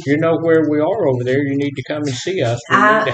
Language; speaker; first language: English; native; English